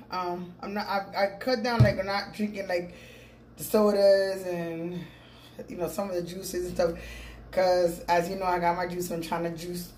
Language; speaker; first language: English; native; English